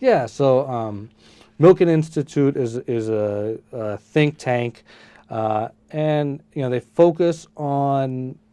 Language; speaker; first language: English; early bilingual, other home language; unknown